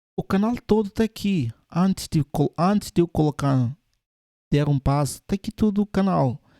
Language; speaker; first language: Portuguese; native; Portuguese